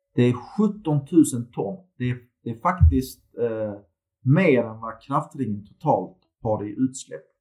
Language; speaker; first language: Swedish; early bilingual, other home language; Turkish